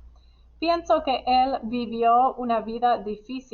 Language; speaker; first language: Spanish; non-native, fluent; English